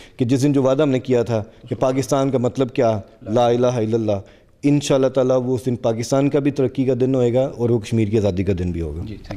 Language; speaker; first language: Urdu; non-native, local second language; Punjabi